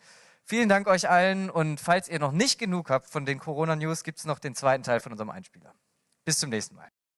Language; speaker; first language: German; native; German